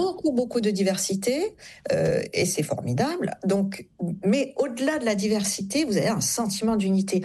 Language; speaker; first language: French; native; French